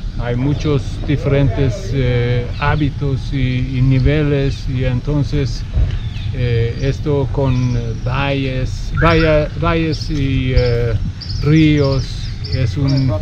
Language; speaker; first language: Spanish; non-native, learner; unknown